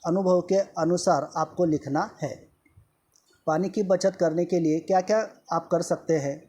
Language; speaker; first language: Hindi; non-native, local second language; Marathi